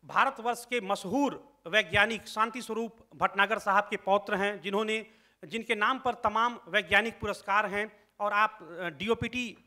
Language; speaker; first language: Hindi; native; Hindi